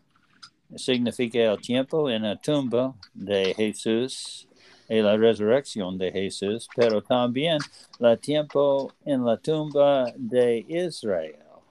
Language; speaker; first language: Spanish; non-native, learner; English